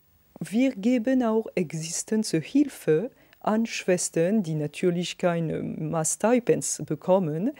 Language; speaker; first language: German; non-native, fluent; French